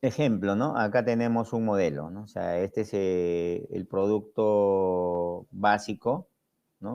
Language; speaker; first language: Spanish; native; Spanish